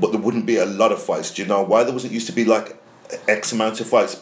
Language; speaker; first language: English; native; English